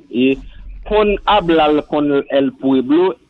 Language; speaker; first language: Spanish; non-native, learner; Haitian Creole